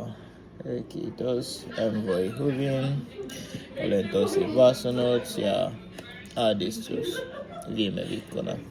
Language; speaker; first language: Finnish; non-native, learner; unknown